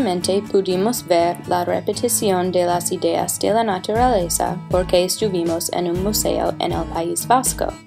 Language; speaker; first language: Spanish; non-native, learner; English